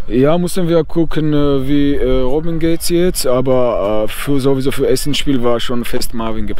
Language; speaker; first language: German; non-native, fluent; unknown